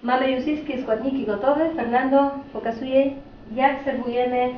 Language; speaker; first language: Polish; non-native, fluent; Spanish